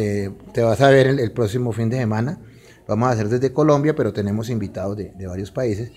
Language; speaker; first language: Spanish; native; Spanish